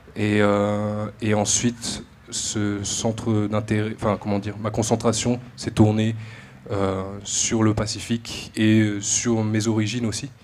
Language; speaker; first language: French; native; French